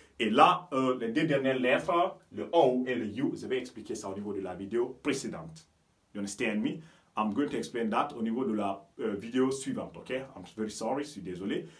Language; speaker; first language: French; non-native, local second language; Fula